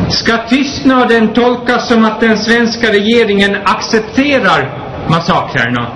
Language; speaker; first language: Swedish; non-native, fluent; Persian